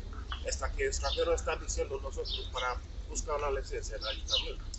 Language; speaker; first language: Spanish; non-native, learner; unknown